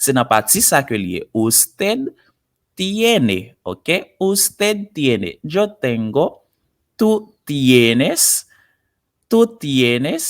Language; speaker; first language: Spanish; non-native, fluent; Haitian Creole